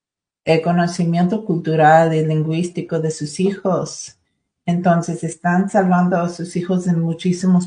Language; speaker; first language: Spanish; early bilingual, other home language; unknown